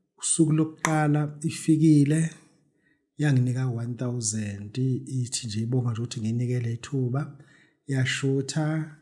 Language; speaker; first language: Zulu; native; Zulu